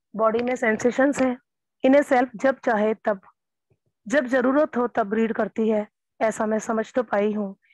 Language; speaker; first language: Hindi; native; Hindi